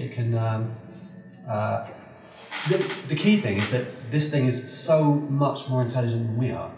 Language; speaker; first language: English; native; English